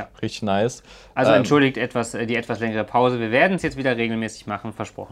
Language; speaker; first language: German; native; German